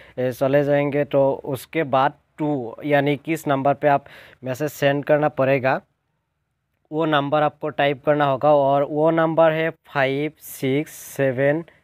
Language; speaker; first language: Hindi; non-native, local second language; Assamese